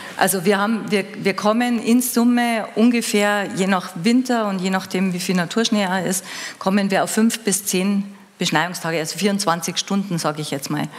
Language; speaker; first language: German; native; German